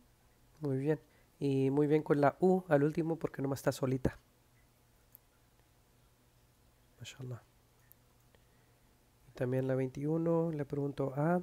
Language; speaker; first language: Spanish; early bilingual, heritage; Spanish